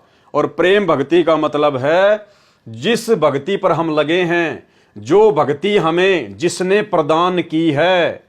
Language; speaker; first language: Hindi; native; Hindi